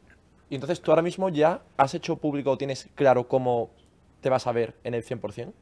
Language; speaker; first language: Spanish; native; Spanish